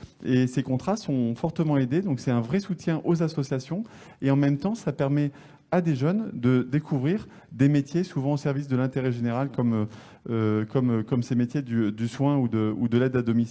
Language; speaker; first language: French; native; French